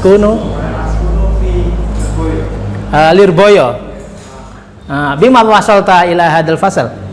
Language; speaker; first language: Arabic; non-native, fluent; Indonesian